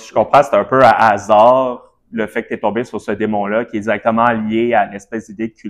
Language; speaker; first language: French; native; French